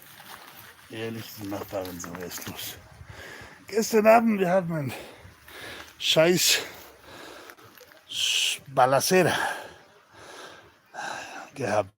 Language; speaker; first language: German; non-native, learner; Spanish